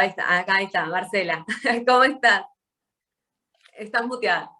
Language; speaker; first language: Spanish; native; Spanish